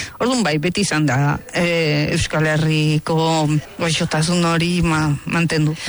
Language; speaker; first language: Basque; early bilingual, heritage; Spanish